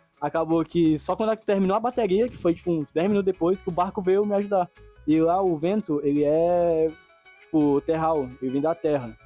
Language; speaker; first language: Portuguese; native; Portuguese